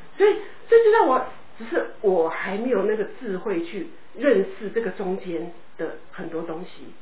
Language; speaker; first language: Chinese; native; Chinese